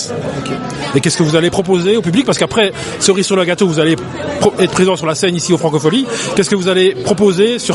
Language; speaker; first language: French; native; French